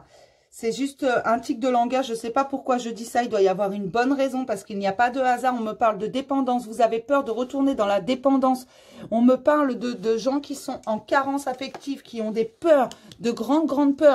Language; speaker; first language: French; native; French